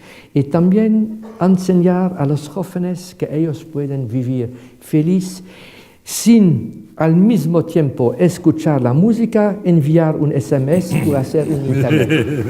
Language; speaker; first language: Spanish; non-native, fluent; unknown